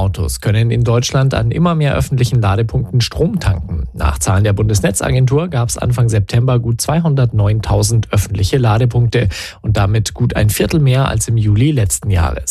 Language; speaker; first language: German; native; German